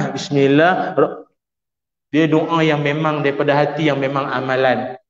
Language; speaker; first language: Malay; native; Malay